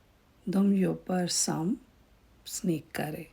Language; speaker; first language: Swedish; non-native, fluent; Urdu